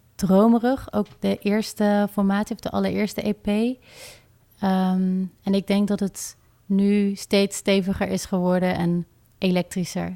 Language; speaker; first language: Dutch; native; Dutch